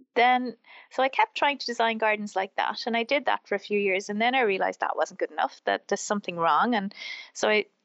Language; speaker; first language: English; native; English